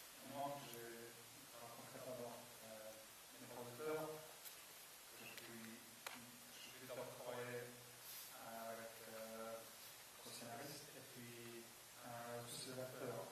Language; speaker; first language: French; non-native, fluent; Estonian